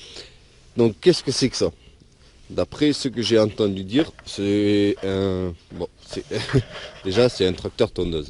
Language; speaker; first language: French; native; French